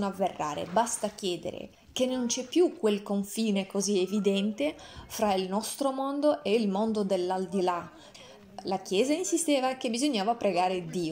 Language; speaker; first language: Italian; non-native, fluent; Russian